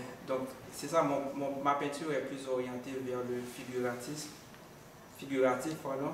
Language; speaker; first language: French; non-native, local second language; Haitian Creole